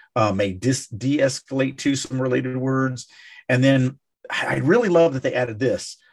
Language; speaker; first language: English; native; English